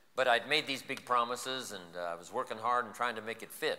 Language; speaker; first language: English; native; English